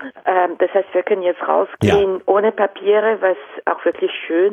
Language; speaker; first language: German; non-native, fluent; Japanese